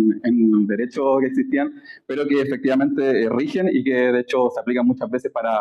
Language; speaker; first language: Spanish; native; Spanish